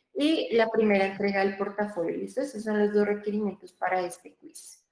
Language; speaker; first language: Spanish; native; Spanish